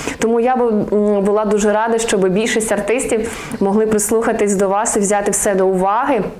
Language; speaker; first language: Ukrainian; native; Ukrainian